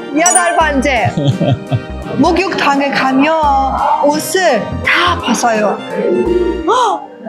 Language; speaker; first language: Korean; non-native, learner; Persian